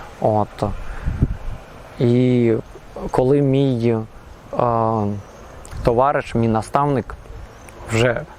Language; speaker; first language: Ukrainian; native; Ukrainian